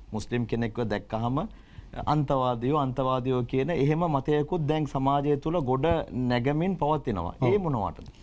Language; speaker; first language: Sinhala; non-native, local second language; Tamil